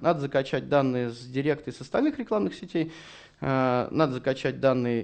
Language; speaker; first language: Russian; native; Russian